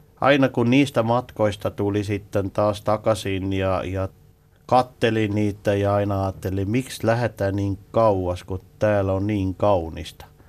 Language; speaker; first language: Finnish; non-native, fluent; Swiss German